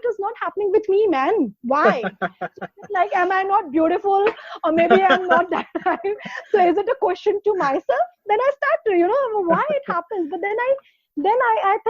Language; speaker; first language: English; non-native, local second language; Hindi